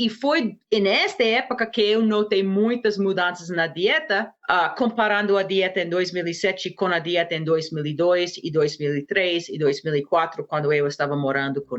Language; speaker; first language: Portuguese; non-native, fluent; English